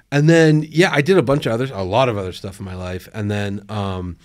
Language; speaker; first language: English; native; English